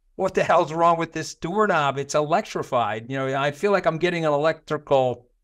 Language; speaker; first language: English; native; English